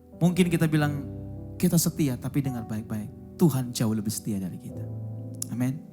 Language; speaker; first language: Indonesian; native; Indonesian